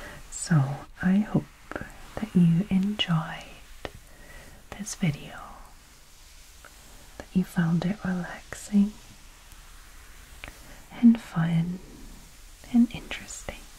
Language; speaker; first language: English; native; English